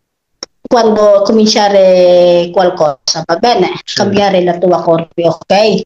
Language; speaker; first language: Italian; non-native, learner; Filipino